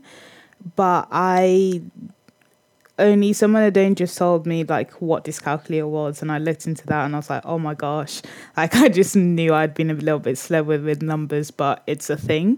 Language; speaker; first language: English; native; English